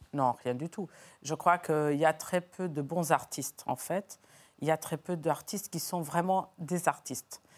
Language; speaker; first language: French; non-native, fluent; Portuguese